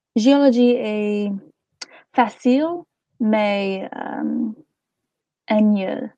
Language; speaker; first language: French; non-native, learner; English